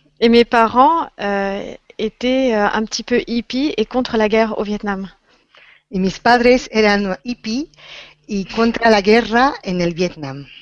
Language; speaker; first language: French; non-native, fluent; Spanish